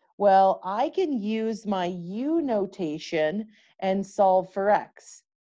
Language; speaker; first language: English; native; English